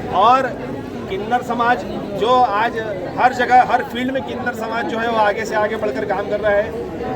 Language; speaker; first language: Hindi; native; Hindi